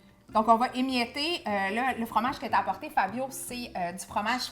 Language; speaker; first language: French; native; French